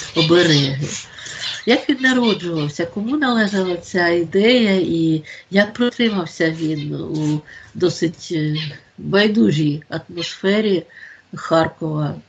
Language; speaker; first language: Ukrainian; native; Ukrainian